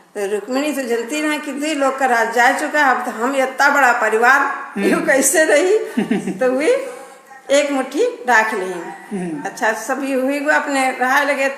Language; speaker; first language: Hindi; native; Hindi